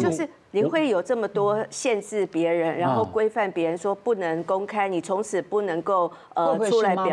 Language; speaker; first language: Chinese; native; Chinese